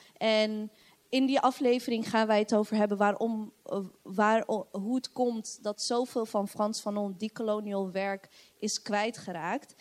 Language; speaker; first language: Dutch; native; Dutch